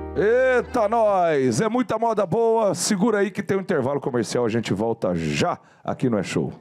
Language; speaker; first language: Portuguese; native; Portuguese